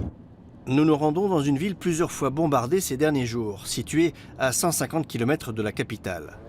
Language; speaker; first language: French; native; French